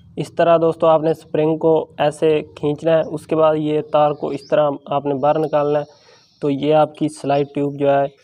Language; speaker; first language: Urdu; non-native, local second language; Punjabi